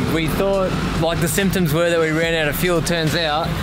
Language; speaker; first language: English; native; English